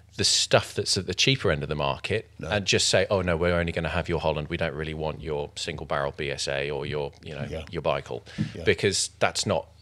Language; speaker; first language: English; native; English